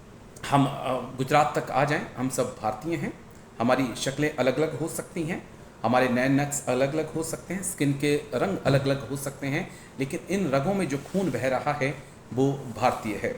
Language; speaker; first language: Hindi; native; Hindi